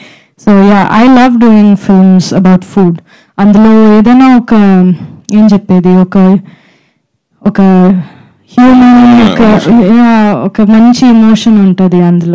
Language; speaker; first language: Telugu; non-native, fluent; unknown